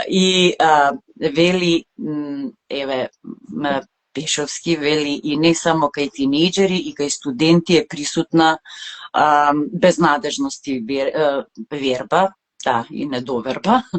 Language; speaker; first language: Macedonian; native; Macedonian